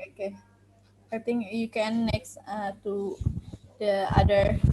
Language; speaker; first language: English; non-native, learner; Indonesian